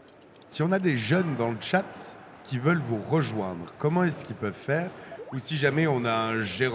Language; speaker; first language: French; native; French